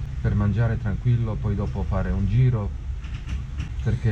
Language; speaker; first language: Italian; non-native, learner; Polish